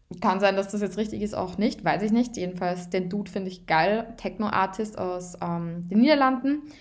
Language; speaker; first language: German; native; German